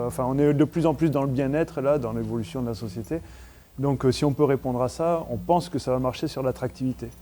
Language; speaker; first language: French; native; French